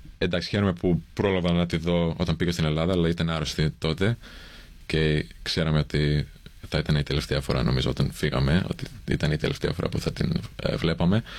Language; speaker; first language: Greek; early bilingual, heritage; English